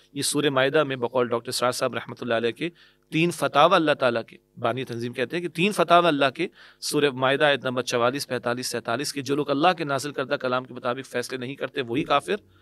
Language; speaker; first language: Urdu; native; Urdu